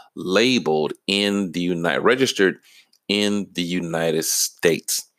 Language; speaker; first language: English; native; English